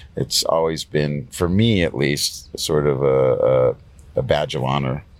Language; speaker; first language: English; native; English